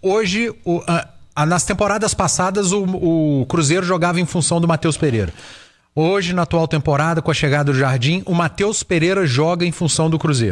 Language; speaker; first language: Portuguese; native; Portuguese